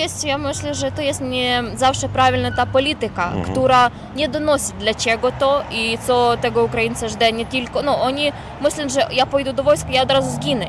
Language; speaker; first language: Polish; non-native, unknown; Ukrainian